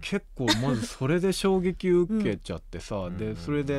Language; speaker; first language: Japanese; native; Japanese